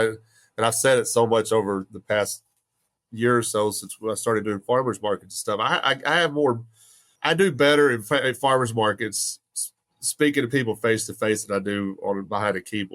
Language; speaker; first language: English; native; English